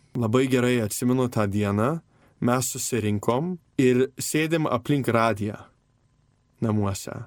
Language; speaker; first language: Lithuanian; early bilingual, heritage; Lithuanian